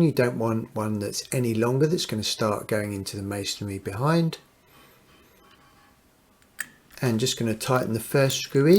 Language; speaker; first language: English; native; English